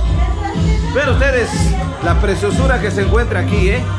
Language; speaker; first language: Spanish; native; Spanish